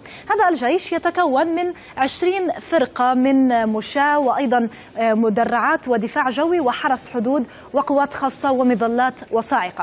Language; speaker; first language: Arabic; native; Arabic